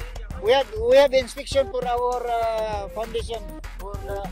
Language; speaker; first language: English; non-native, learner; Filipino